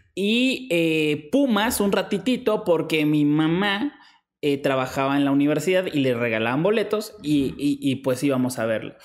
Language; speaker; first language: Spanish; native; Spanish